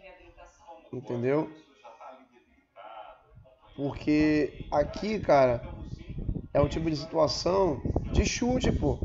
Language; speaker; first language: Portuguese; native; Portuguese